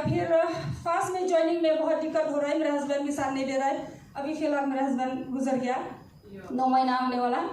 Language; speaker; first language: Hindi; non-native, local second language; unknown